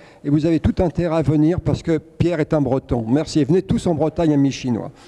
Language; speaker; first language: French; native; French